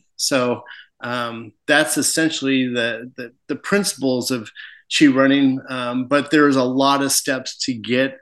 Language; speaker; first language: English; native; English